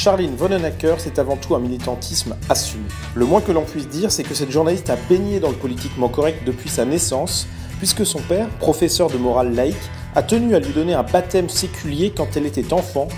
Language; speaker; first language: French; native; French